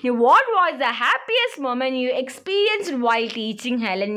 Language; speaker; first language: English; non-native, local second language; Malayalam